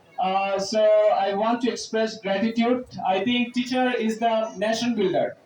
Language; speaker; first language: English; non-native, local second language; Bangla